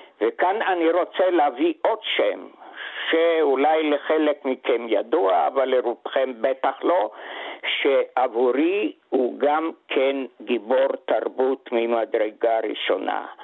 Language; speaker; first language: Hebrew; non-native, fluent; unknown